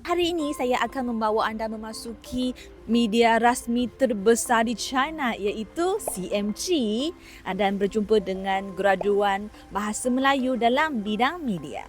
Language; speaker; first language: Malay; non-native, fluent; Chinese